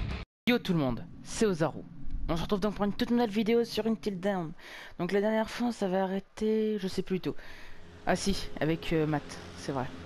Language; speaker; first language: French; native; French